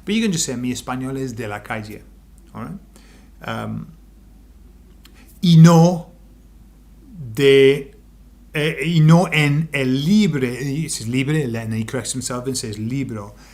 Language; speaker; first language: Spanish; non-native, fluent; English